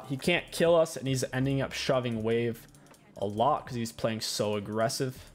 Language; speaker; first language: English; native; English